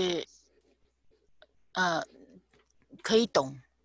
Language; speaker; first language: French; non-native, learner; Chinese